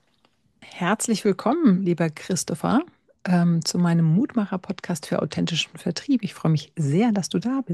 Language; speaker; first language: German; native; German